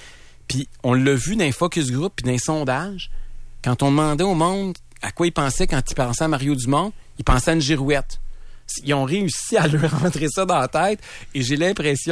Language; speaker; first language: French; native; French